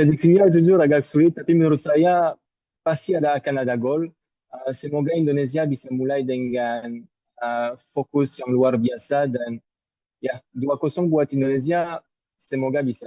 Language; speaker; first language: Indonesian; non-native, fluent; French